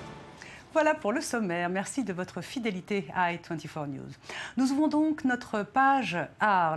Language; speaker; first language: French; native; French